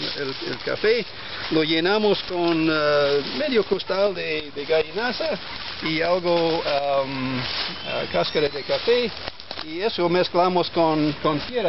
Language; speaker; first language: Spanish; non-native, fluent; English